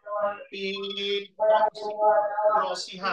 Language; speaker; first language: Arabic; non-native, learner; Indonesian